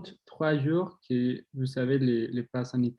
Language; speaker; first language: French; non-native, learner; Spanish